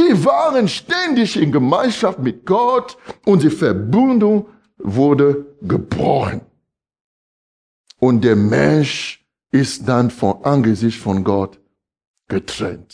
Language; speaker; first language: German; non-native, fluent; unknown